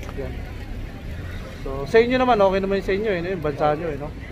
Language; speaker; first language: Filipino; native; Filipino